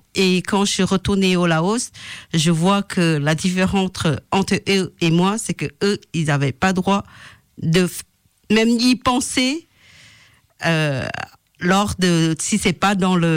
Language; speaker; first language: French; non-native, fluent; Lao